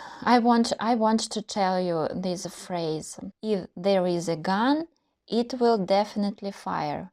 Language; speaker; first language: English; non-native, learner; Russian